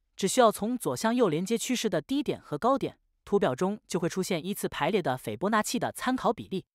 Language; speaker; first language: Chinese; native; Chinese